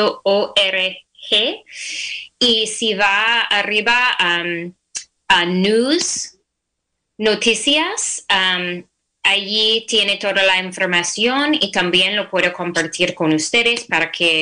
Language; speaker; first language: Spanish; non-native, fluent; English